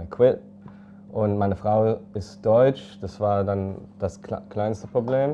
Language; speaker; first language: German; early bilingual, heritage; English